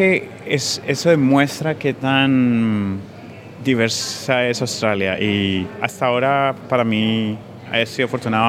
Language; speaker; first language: Spanish; native; Spanish